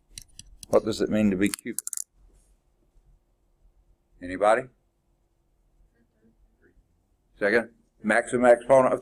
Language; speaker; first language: English; native; English